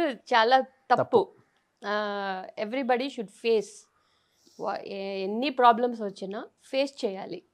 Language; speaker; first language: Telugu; non-native, local second language; Tamil